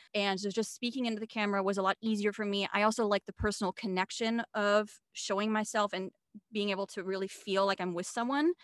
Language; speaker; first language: English; non-native, fluent; German